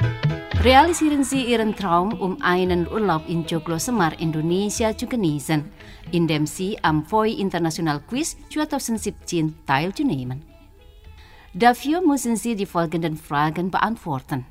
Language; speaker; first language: German; non-native, fluent; Indonesian